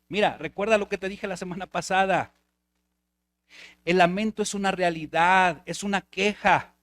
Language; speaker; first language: Spanish; native; Spanish